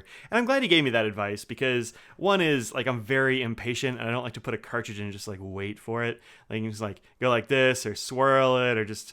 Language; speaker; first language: English; native; English